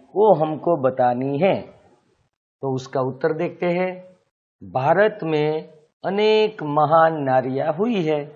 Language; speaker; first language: Hindi; non-native, local second language; Gujarati